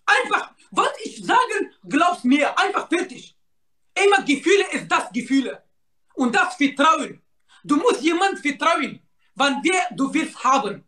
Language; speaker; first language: German; non-native, learner; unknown